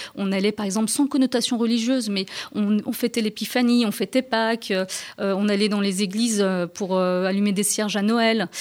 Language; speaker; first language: French; early bilingual, other home language; Turkish